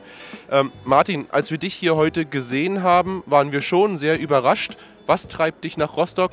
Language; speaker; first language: German; native; German